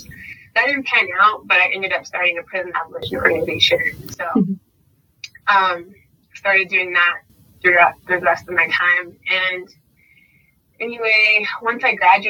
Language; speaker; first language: English; native; English